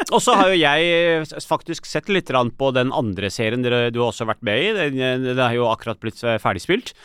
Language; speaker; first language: Norwegian; early bilingual, other home language; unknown